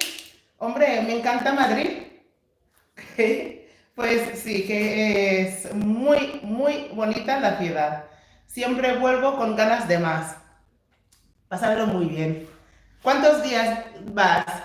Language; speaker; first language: Spanish; non-native, fluent; English